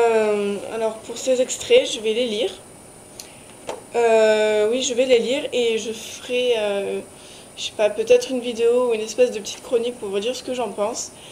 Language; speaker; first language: French; native; French